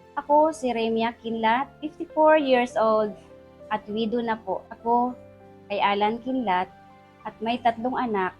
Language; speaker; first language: Filipino; non-native, local second language; Hiligaynon